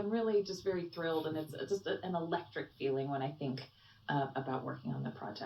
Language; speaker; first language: English; native; English